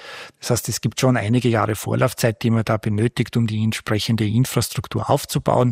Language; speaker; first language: German; native; German